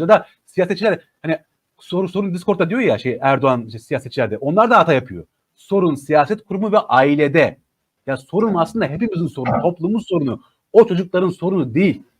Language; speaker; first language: Turkish; native; Turkish